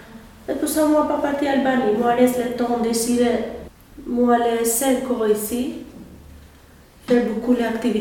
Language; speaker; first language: French; non-native, learner; Albanian